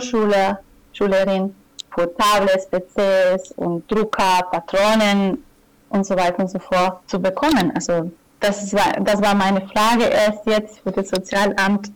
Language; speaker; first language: German; non-native, fluent; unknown